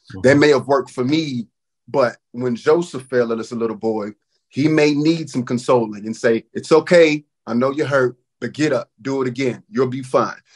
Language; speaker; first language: English; native; English